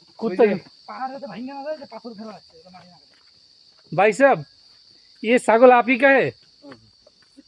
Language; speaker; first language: Hindi; non-native, learner; Bangla